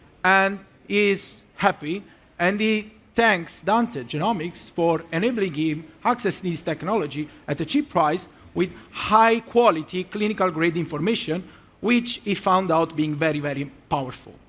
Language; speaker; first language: English; non-native, fluent; Italian